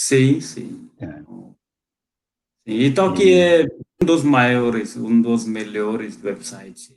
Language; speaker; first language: Portuguese; non-native, fluent; Hindi